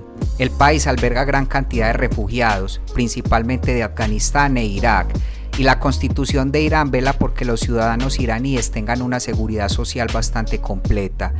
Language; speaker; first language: Spanish; native; Spanish